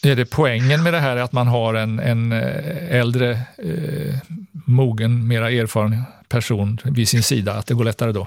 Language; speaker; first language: Swedish; native; Swedish